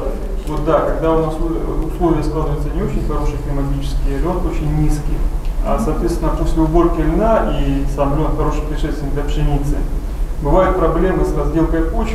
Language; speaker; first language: Russian; native; Russian